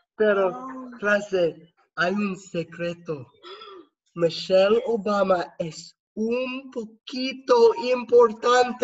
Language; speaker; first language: Spanish; non-native, fluent; English